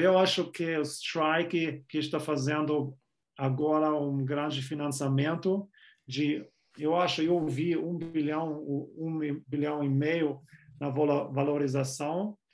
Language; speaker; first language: Portuguese; non-native, fluent; German